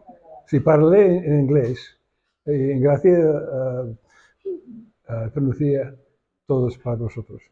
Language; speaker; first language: Spanish; non-native, learner; English